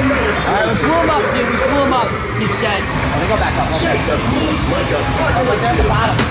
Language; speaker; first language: English; native; English